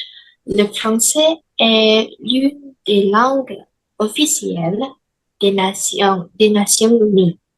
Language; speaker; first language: French; non-native, learner; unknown